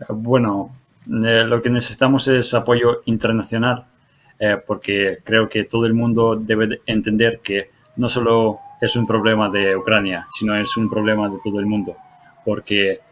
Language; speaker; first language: Spanish; non-native, fluent; Ukrainian